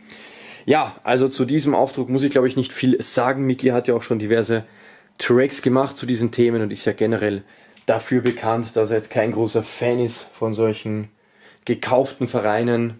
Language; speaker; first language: German; native; German